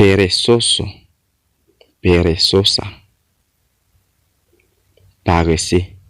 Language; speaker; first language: Spanish; non-native, learner; Haitian Creole